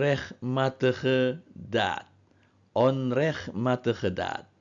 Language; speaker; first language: Dutch; non-native, fluent; Indonesian